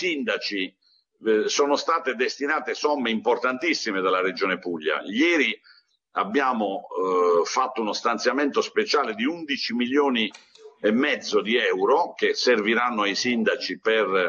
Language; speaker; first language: Italian; native; Italian